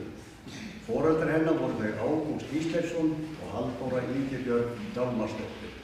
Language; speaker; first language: Icelandic; native; Icelandic